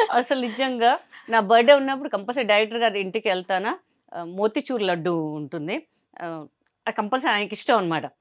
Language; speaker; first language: Telugu; non-native, local second language; Hindi